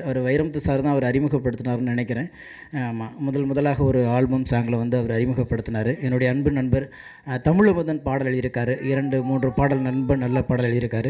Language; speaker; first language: Tamil; native; Tamil